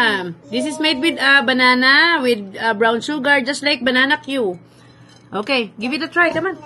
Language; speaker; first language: English; non-native, local second language; Filipino